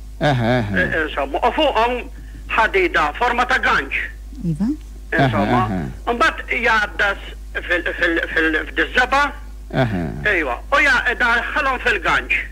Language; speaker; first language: Maltese; native; Maltese